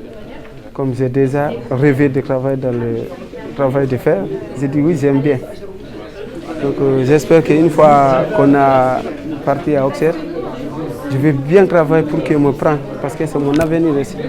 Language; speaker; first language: French; non-native, learner; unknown